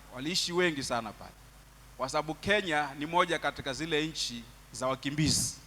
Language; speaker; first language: Swahili; non-native, local second language; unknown